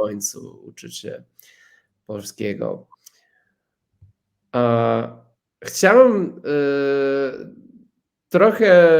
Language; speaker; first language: Polish; non-native, fluent; English